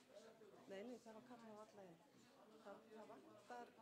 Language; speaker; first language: Icelandic; native; Icelandic